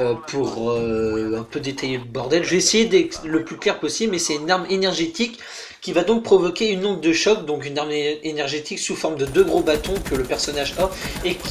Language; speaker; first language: French; native; French